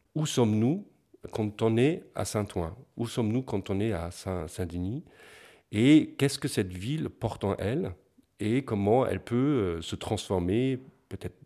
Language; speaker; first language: French; non-native, fluent; German